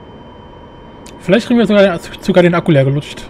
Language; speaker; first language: German; native; German